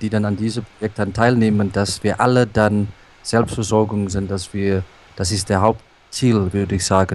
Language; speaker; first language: German; non-native, local second language; Afrikaans